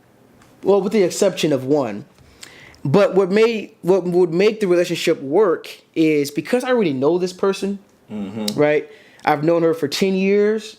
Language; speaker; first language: English; native; English